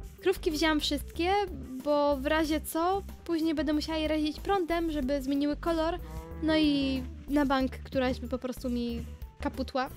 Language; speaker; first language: Polish; native; Polish